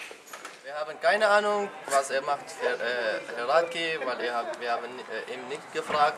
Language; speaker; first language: German; non-native, learner; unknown